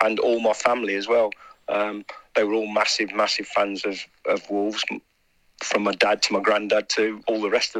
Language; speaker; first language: English; native; English